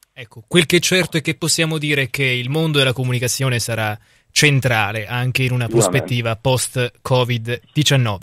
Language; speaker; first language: Italian; native; Italian